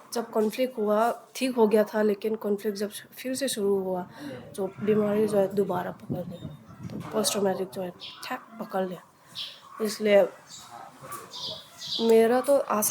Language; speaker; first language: Hindi; non-native, local second language; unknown